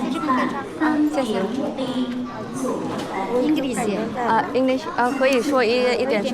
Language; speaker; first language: Chinese; non-native, learner; Vietnamese